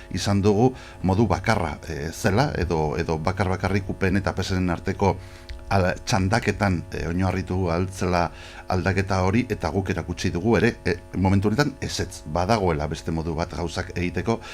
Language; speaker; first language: Basque; non-native, local second language; Spanish